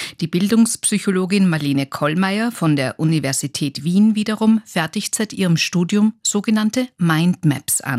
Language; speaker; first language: German; native; German